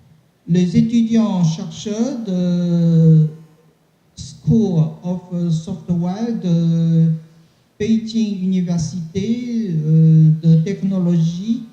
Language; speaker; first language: French; non-native, learner; Chinese